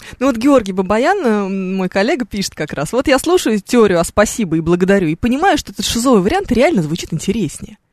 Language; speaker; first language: Russian; native; Russian